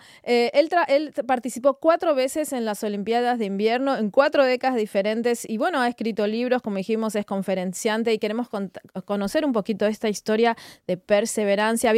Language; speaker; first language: Spanish; native; Spanish